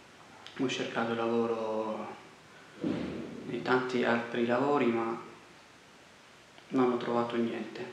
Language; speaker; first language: Italian; non-native, fluent; Arabic